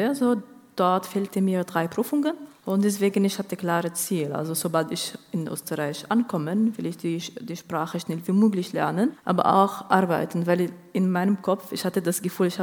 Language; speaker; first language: German; non-native, fluent; Arabic